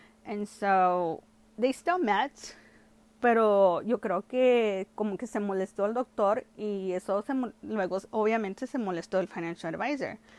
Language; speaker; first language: Spanish; early bilingual, heritage; Spanish